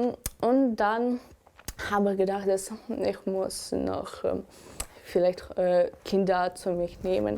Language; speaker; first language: German; non-native, learner; Ukrainian